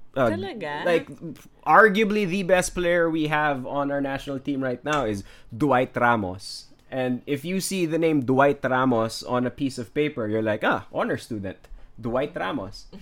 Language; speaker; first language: English; non-native, local second language; Filipino